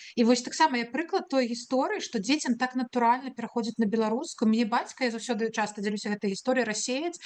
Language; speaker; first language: Belarusian; non-native, local second language; Russian